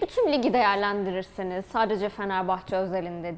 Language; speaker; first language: Turkish; native; Turkish